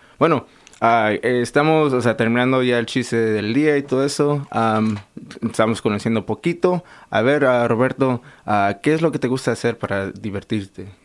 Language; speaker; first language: Spanish; native; Spanish